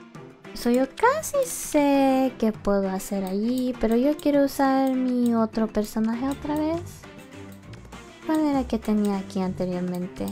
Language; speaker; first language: Spanish; early bilingual, heritage; Spanish